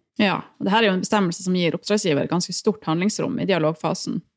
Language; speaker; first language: Norwegian; native; Norwegian